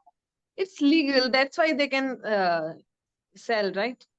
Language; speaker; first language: English; non-native, learner; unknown